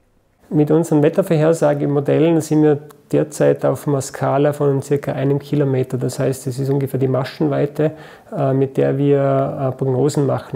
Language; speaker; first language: German; native; German